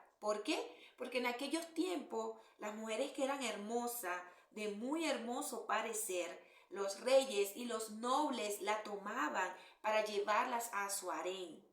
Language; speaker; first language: Spanish; native; Spanish